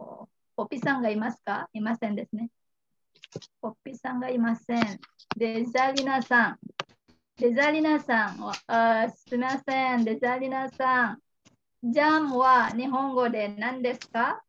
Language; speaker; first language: Japanese; non-native, fluent; Indonesian